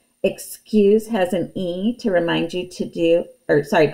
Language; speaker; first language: English; native; English